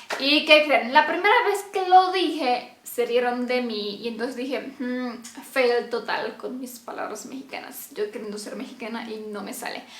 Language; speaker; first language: Spanish; non-native, fluent; Romanian